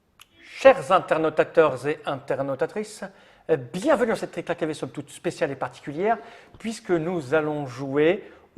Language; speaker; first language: French; native; French